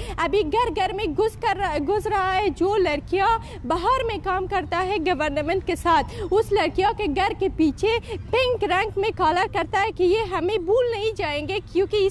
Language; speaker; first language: Hindi; non-native, learner; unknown